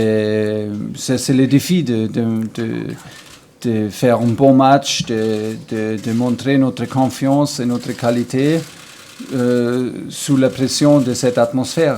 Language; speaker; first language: French; non-native, learner; German